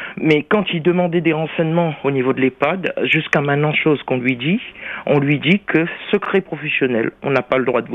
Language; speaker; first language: French; native; French